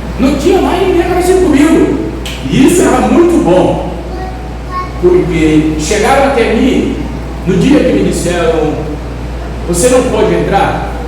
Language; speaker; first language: Portuguese; native; Portuguese